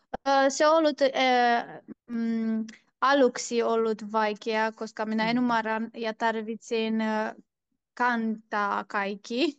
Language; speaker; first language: Finnish; non-native, learner; Turkish